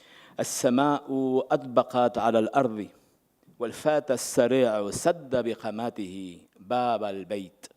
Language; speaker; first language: Arabic; native; Arabic